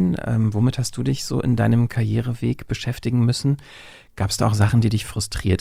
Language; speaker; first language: German; native; German